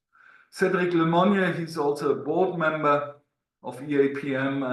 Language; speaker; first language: English; non-native, fluent; German